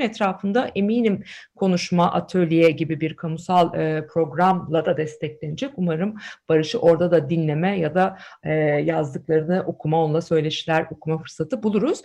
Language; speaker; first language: Turkish; native; Turkish